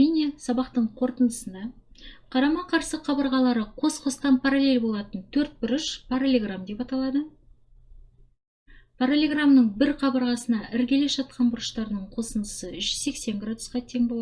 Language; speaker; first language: Kazakh; native; Kazakh